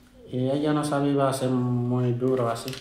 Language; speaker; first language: Spanish; non-native, learner; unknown